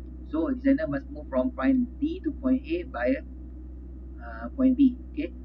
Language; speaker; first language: English; non-native, local second language; Malay